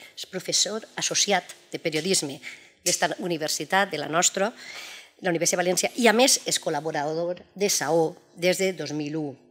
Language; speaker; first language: Catalan; native; Catalan